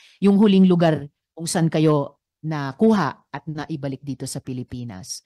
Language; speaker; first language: Filipino; native; Filipino